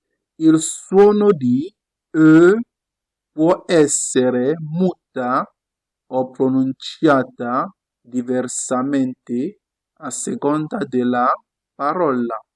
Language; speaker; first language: Italian; non-native, fluent; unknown